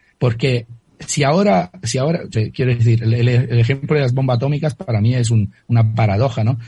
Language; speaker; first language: Spanish; non-native, fluent; Italian